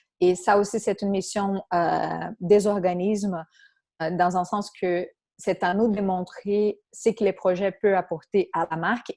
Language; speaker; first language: French; non-native, fluent; Portuguese